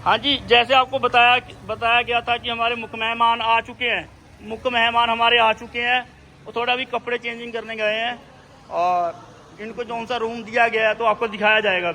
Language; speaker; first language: Hindi; non-native, local second language; Punjabi